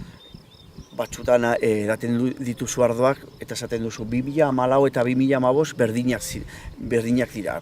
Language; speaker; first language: Basque; non-native, local second language; Spanish